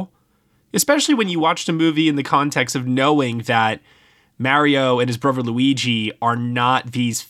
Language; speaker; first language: English; native; English